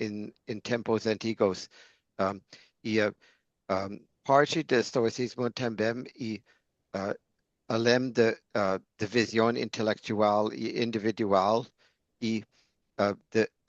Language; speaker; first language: Portuguese; non-native, fluent; English